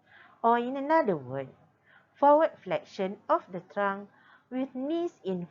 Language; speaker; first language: English; non-native, local second language; Malay